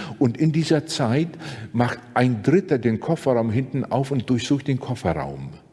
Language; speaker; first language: German; non-native, fluent; Latvian